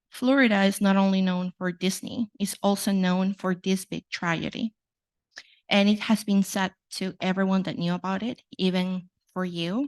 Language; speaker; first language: English; non-native, fluent; Spanish